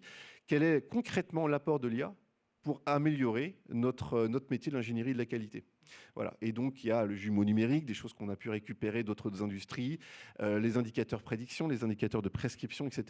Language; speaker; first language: French; native; French